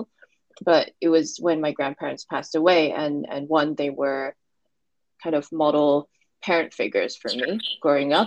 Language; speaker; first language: English; non-native, local second language; Cantonese